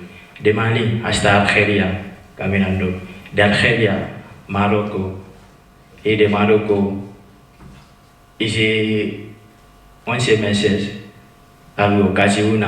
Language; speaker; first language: Spanish; non-native, fluent; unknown